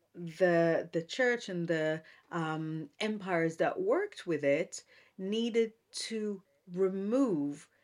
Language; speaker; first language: English; non-native, fluent; Hebrew